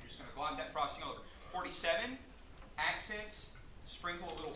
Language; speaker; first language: English; native; English